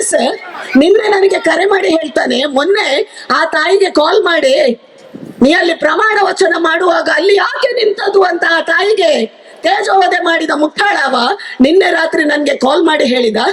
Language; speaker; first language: Kannada; native; Kannada